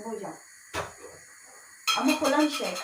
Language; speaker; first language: Turkish; non-native, learner; Filipino